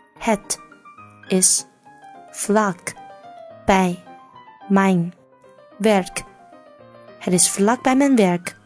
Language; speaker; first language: Dutch; non-native, learner; Chinese